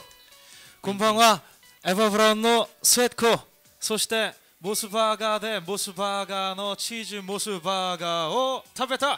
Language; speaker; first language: Japanese; non-native, learner; Korean